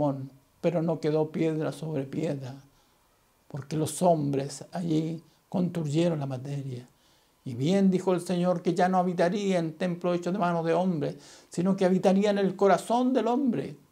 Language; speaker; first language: Spanish; native; Spanish